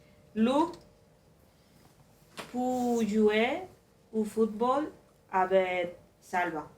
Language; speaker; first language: French; non-native, learner; Spanish